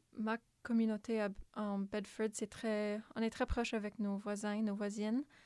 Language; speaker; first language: French; non-native, local second language; English